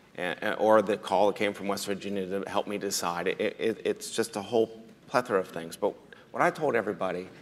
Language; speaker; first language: English; native; English